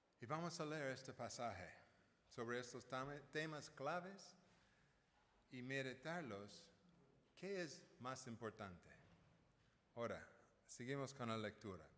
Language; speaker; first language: Spanish; non-native, fluent; English